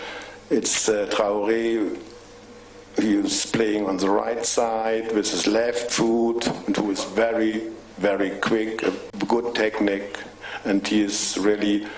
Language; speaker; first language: English; non-native, fluent; German